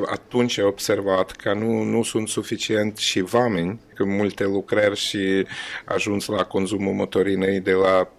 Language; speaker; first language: Romanian; non-native, learner; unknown